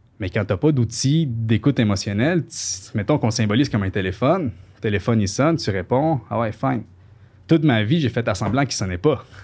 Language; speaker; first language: French; early bilingual, other home language; Spanish